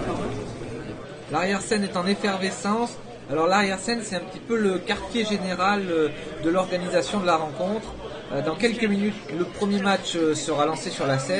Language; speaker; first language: French; native; French